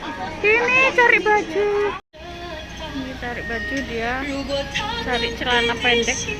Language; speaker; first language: Indonesian; non-native, local second language; Javanese